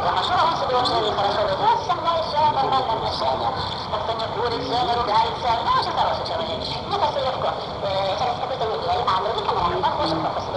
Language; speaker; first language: Russian; non-native, fluent; Lithuanian